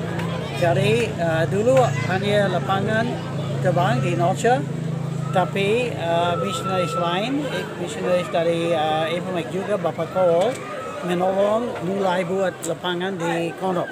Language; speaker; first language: Indonesian; non-native, fluent; English